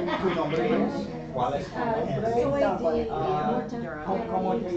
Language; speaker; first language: Spanish; non-native, fluent; English